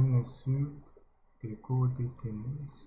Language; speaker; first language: French; non-native, learner; English